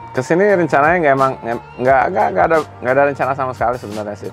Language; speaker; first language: Indonesian; early bilingual, heritage; Indonesian